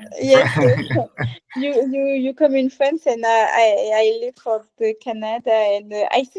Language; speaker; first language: English; non-native, learner; French